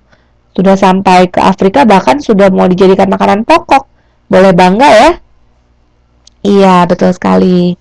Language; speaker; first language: Indonesian; native; Indonesian